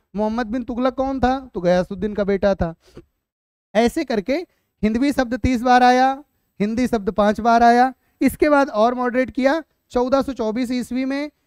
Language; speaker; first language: Hindi; native; Hindi